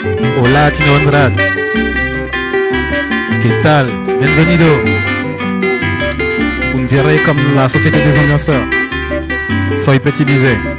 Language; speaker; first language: Spanish; non-native, fluent; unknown